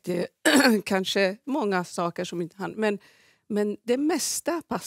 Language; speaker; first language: Swedish; non-native, fluent; Persian